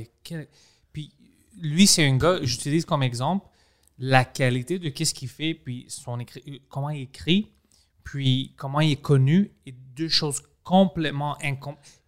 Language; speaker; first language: French; non-native, local second language; English